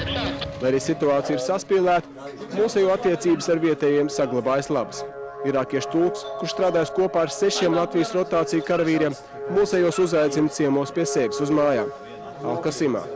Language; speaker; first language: Latvian; native; Latvian